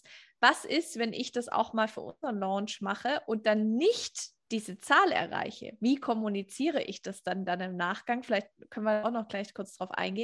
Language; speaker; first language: German; native; German